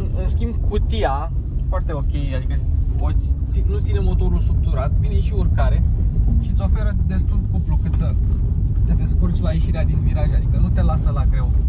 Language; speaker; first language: Romanian; native; Romanian